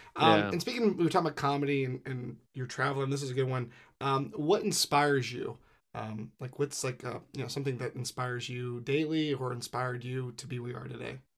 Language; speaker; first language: English; native; English